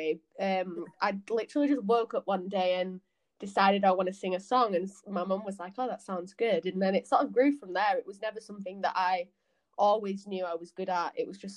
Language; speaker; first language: English; native; English